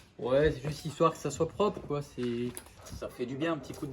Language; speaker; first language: French; native; French